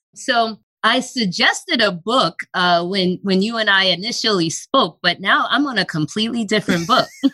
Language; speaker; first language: English; native; English